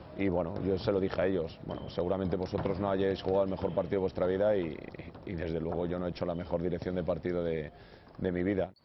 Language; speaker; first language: Spanish; native; Spanish